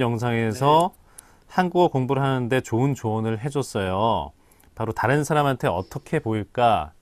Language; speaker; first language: Korean; native; Korean